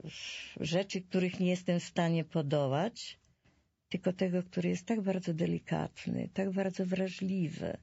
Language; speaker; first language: Polish; native; Polish